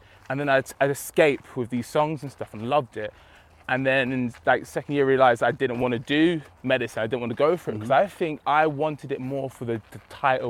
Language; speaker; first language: English; native; English